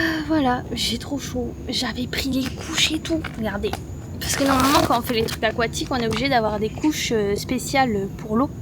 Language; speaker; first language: French; native; French